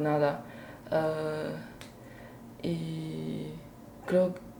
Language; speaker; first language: Spanish; non-native, learner; Chinese